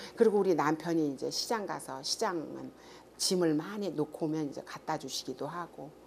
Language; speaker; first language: Korean; native; Korean